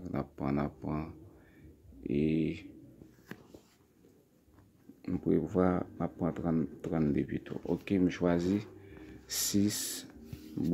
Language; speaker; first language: French; non-native, learner; Haitian Creole